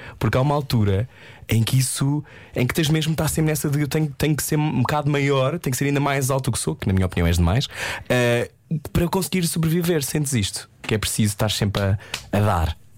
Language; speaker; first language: Portuguese; native; Portuguese